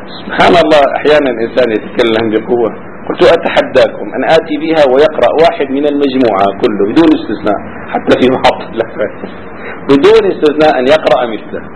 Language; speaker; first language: Arabic; native; Arabic